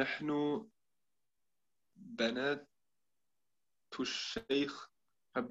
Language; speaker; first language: Arabic; non-native, learner; German